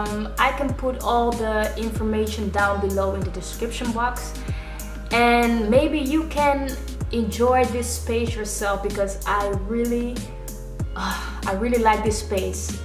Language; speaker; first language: English; non-native, fluent; Dutch